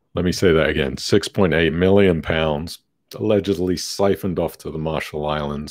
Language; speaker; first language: English; native; English